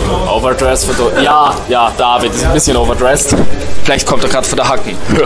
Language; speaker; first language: German; native; German